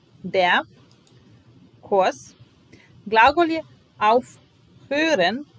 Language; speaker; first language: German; non-native, fluent; Serbian